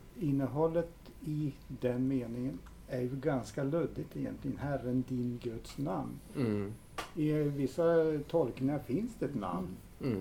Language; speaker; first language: Swedish; native; Swedish